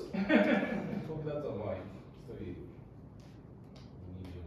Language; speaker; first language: Japanese; non-native, fluent; Portuguese